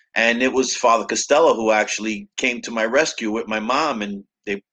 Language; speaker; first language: English; native; English